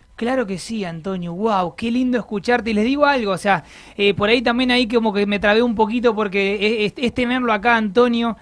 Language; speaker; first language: Spanish; native; Spanish